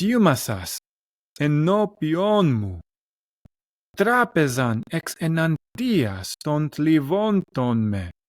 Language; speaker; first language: Greek; non-native, learner; English